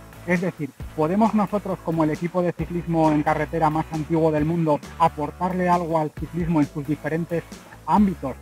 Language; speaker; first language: Spanish; native; Spanish